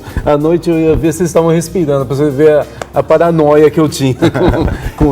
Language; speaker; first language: Portuguese; native; Portuguese